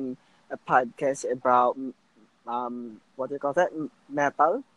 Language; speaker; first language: English; non-native, local second language; Filipino